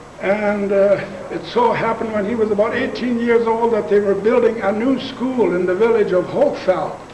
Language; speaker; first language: English; non-native, local second language; Plautdietsch